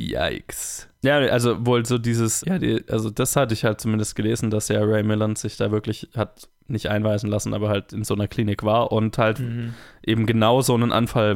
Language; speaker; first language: German; native; German